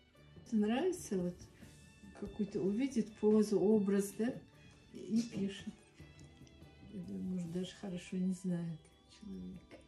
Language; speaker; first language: Russian; non-native, local second language; Tajik